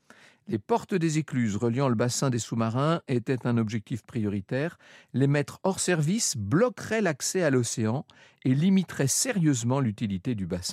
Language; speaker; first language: French; native; French